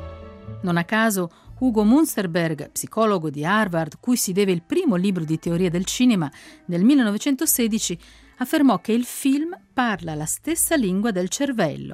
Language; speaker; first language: Italian; native; Italian